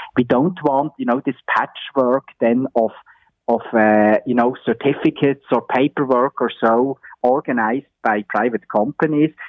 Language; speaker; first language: English; non-native, fluent; German